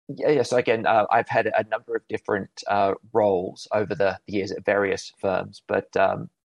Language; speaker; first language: English; native; English